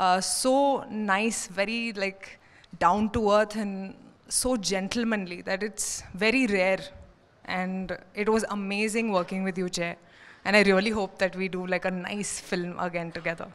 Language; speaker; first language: Telugu; non-native, learner; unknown